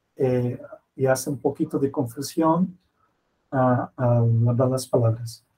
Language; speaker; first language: Spanish; non-native, fluent; Portuguese